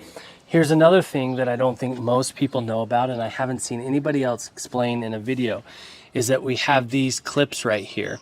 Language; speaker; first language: English; native; English